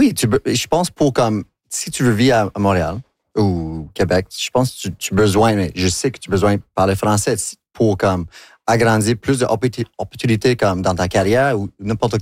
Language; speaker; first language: French; non-native, local second language; English